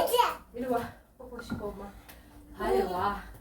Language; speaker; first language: Korean; non-native, fluent; Kazakh